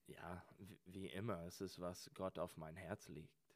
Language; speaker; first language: German; non-native, learner; English